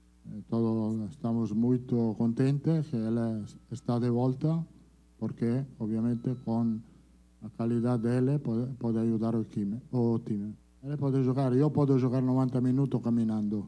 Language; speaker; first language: Portuguese; non-native, fluent; Italian